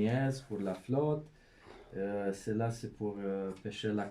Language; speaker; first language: French; non-native, fluent; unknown